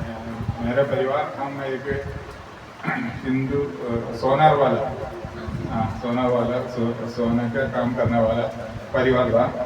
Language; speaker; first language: Hindi; non-native, local second language; Malayalam